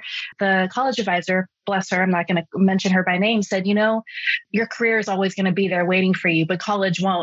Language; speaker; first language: English; early bilingual, other home language; Chinese